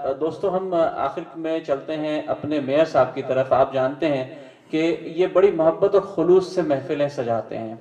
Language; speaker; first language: Urdu; native; Urdu